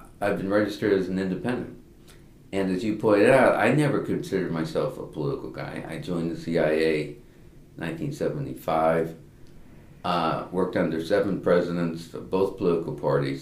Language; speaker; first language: English; native; English